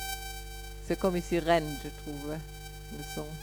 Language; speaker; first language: French; non-native, fluent; German